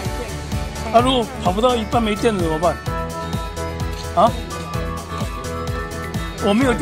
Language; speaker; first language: Chinese; native; Chinese